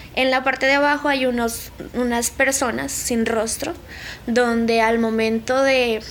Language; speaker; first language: Spanish; native; Spanish